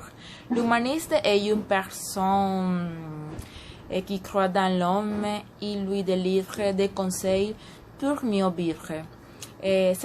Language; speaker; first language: French; non-native, learner; Spanish